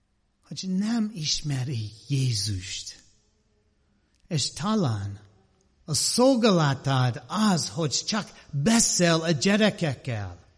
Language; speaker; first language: Hungarian; non-native, learner; English